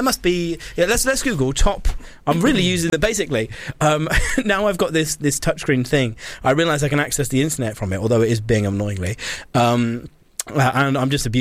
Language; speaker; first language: English; native; English